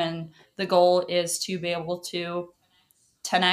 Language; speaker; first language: English; early bilingual, other home language; Russian